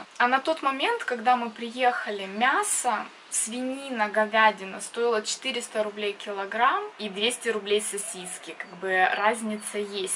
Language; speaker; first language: Russian; native; Russian